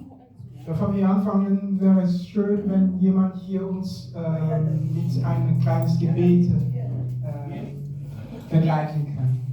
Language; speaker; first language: German; non-native, learner; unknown